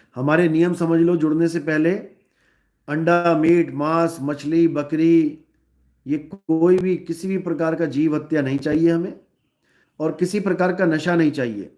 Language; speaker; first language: Hindi; native; Hindi